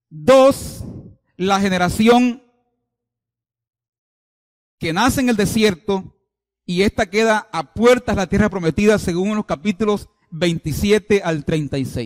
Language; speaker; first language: Spanish; native; Spanish